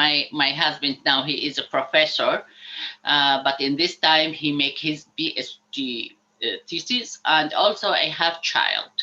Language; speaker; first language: English; non-native, learner; Arabic